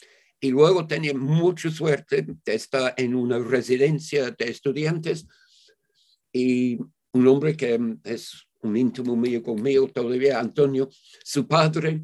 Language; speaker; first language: Spanish; non-native, fluent; English